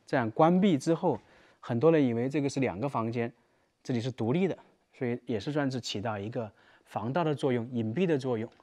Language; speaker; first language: Chinese; native; Chinese